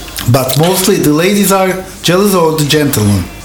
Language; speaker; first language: English; non-native, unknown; Turkish